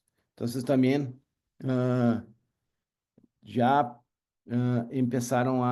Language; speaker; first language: Spanish; non-native, learner; Portuguese